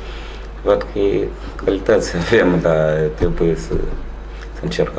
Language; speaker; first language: Romanian; non-native, fluent; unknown